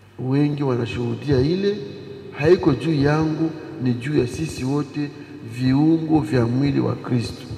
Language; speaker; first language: Swahili; native; Swahili